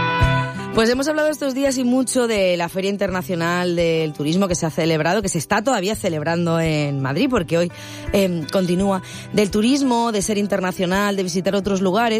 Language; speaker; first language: Spanish; native; Spanish